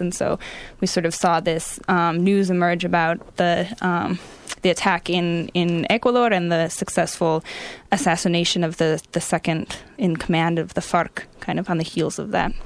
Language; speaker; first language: English; native; English